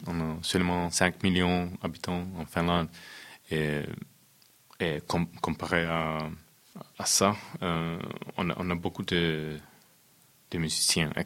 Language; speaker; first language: French; non-native, fluent; Finnish